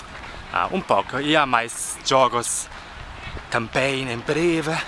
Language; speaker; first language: Portuguese; non-native, fluent; German